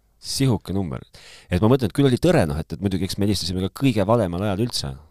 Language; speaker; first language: Estonian; native; Estonian